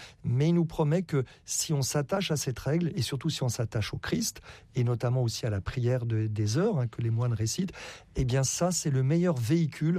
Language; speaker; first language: French; native; French